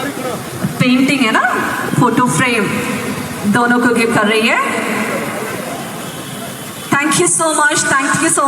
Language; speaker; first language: Hindi; non-native, local second language; Malayalam